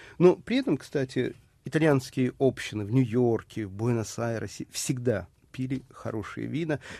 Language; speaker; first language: Russian; native; Russian